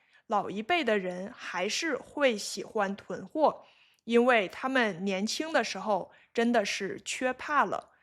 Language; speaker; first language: Chinese; native; Chinese